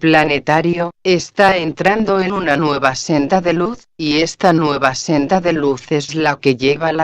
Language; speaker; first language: Spanish; native; Spanish